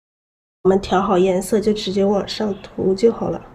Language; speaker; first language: Chinese; native; Chinese